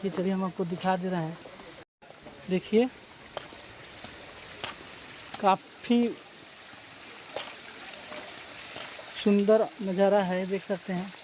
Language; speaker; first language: Hindi; native; Hindi